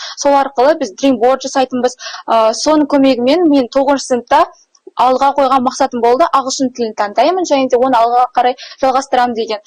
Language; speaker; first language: Kazakh; native; Kazakh